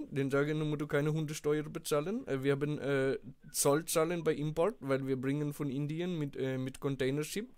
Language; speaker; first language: German; non-native, fluent; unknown